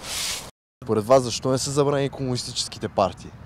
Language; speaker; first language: Bulgarian; native; Bulgarian